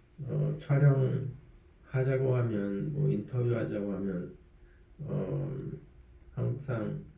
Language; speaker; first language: Korean; early bilingual, heritage; French